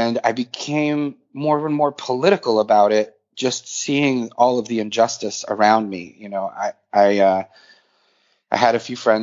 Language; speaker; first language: English; native; English